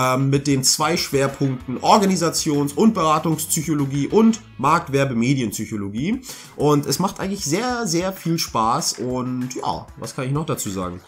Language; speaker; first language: German; early bilingual, heritage; German